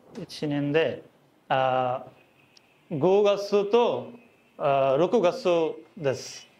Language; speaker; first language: Japanese; non-native, learner; Bangla